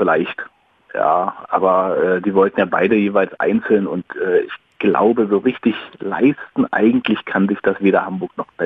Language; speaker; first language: German; native; German